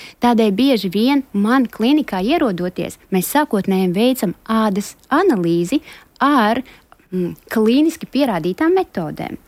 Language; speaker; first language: Latvian; non-native, local second language; Russian